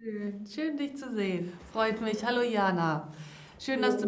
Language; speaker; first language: German; native; German